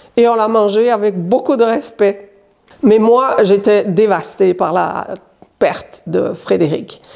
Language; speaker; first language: French; native; French